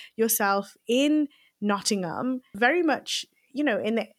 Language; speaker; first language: English; native; English